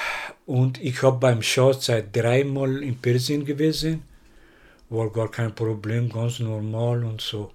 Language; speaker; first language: German; non-native, learner; Persian